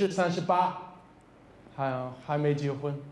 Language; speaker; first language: Chinese; non-native, learner; English